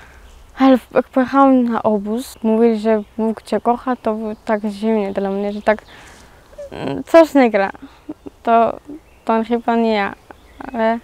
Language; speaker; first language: Polish; early bilingual, other home language; Georgian